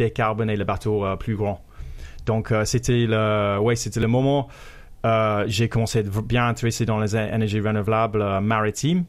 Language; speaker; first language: French; non-native, fluent; English